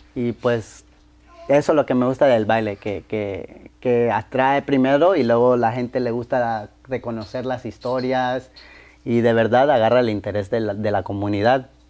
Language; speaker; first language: Spanish; early bilingual, heritage; Spanish